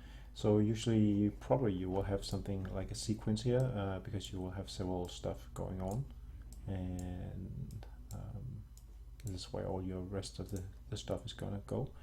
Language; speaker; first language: English; non-native, fluent; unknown